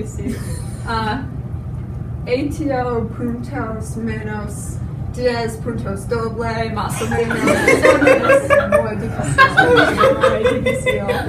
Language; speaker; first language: Spanish; non-native, learner; English